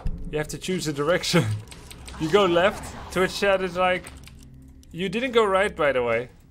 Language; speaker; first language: English; non-native, fluent; Dutch